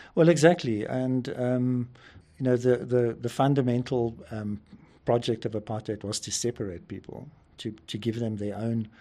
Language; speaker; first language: English; native; English